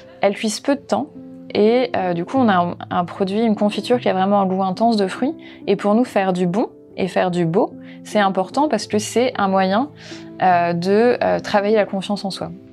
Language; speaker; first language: French; native; French